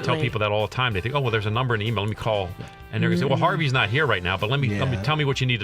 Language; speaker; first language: English; native; English